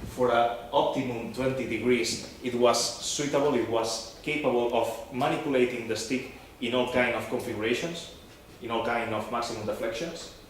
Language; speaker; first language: English; non-native, fluent; Catalan